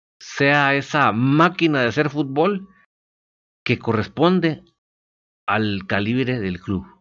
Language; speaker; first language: Spanish; native; Spanish